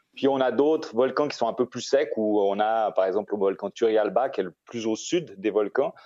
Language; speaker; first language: French; native; French